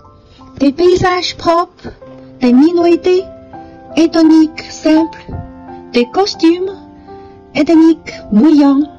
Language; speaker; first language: French; non-native, fluent; Chinese